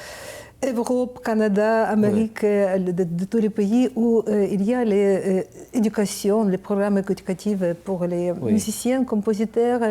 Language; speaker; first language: French; non-native, learner; Ukrainian